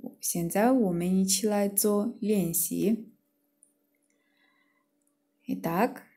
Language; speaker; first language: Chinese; non-native, fluent; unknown